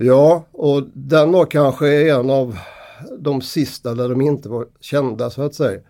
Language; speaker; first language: Swedish; native; Swedish